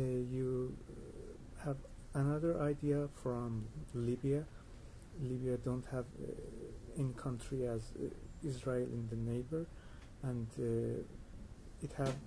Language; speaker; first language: English; non-native, learner; Persian